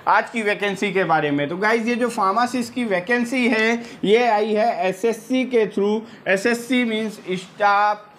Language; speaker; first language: Hindi; native; Hindi